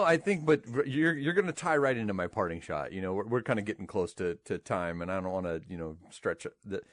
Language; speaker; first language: English; native; English